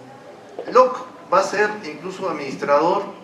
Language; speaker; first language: Spanish; native; Spanish